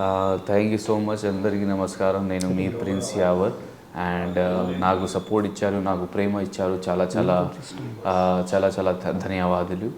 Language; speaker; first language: Telugu; non-native, local second language; Urdu